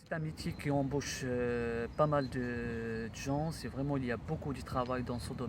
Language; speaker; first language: French; non-native, local second language; Arabic